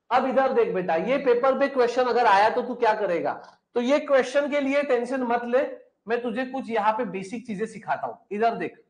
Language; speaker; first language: Hindi; non-native, local second language; Marathi